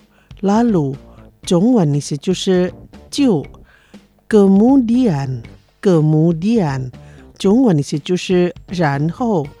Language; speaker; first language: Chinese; non-native, fluent; Indonesian